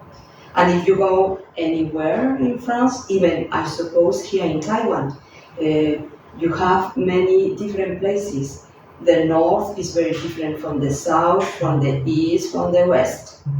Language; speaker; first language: English; non-native, fluent; Spanish